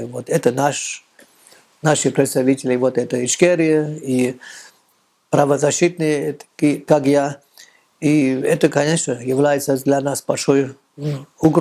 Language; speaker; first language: Russian; non-native, fluent; German